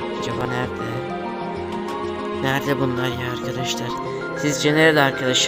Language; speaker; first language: Turkish; native; Turkish